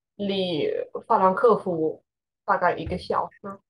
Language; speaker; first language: Chinese; non-native, learner; German